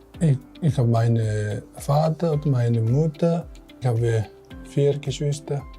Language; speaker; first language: German; non-native, learner; Tibetan